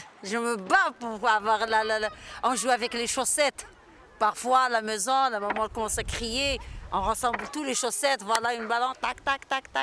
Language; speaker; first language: French; non-native, local second language; Arabic